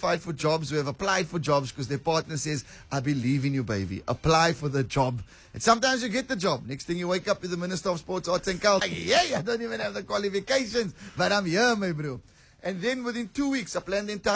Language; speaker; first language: English; native; English